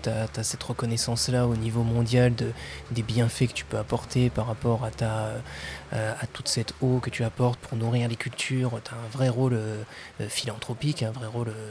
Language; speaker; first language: French; native; French